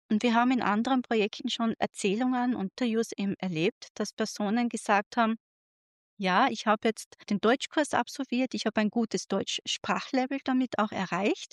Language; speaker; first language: German; native; German